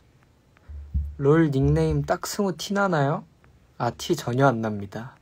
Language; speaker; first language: Korean; native; Korean